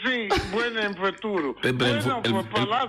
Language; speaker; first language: Spanish; non-native, learner; Papiamento